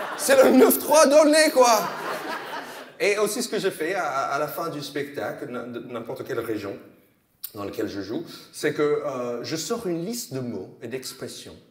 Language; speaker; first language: French; non-native, fluent; English